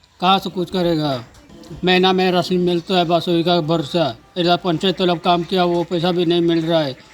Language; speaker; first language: Hindi; non-native, local second language; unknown